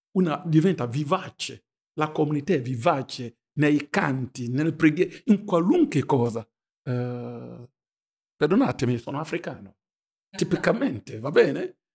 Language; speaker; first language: Italian; non-native, fluent; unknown